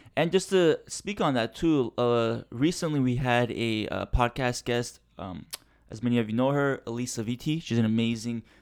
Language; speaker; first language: English; early bilingual, other home language; Turkish